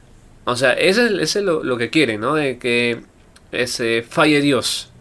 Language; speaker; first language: Spanish; native; Spanish